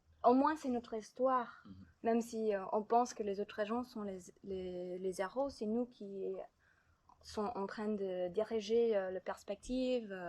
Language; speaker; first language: French; non-native, fluent; English